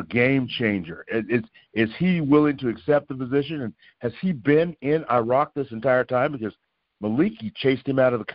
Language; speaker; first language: English; native; English